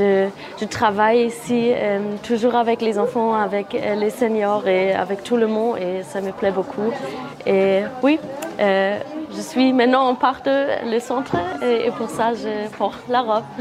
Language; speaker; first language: French; non-native, fluent; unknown